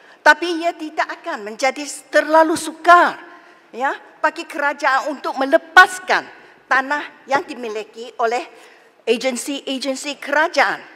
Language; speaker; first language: Malay; non-native, local second language; Chinese